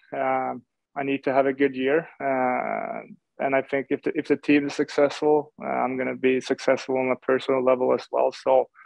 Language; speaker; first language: English; non-native, fluent; Swedish